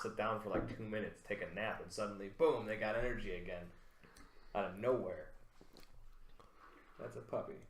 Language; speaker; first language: English; native; English